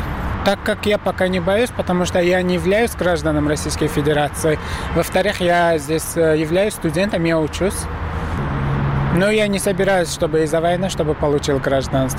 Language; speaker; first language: Russian; non-native, fluent; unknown